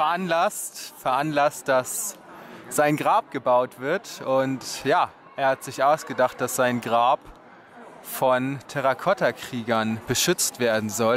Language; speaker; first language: German; native; German